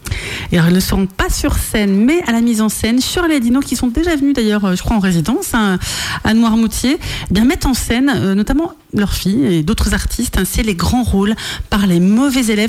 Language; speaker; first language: French; native; French